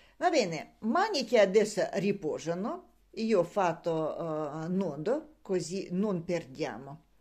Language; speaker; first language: Italian; non-native, learner; Russian